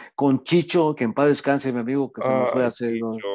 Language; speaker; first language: Spanish; native; Spanish